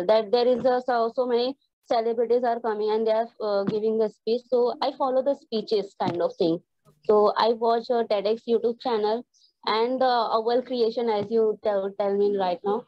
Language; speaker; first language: English; non-native, learner; Hindi